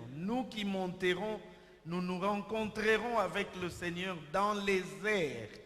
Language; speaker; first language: French; non-native, local second language; Lingala